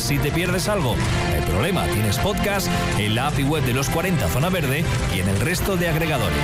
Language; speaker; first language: Spanish; native; Spanish